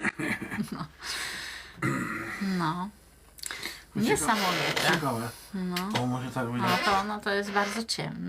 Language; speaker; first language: Polish; native; Polish